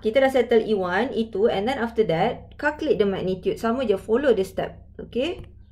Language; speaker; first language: English; non-native, local second language; Malay